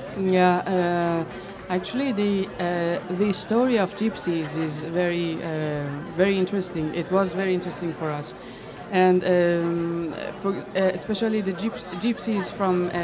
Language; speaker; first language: English; non-native, fluent; Persian